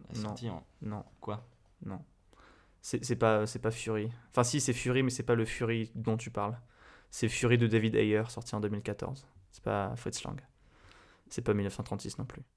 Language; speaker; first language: French; native; French